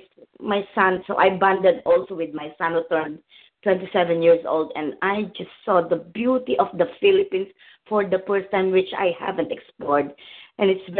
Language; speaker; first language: English; non-native, local second language; Filipino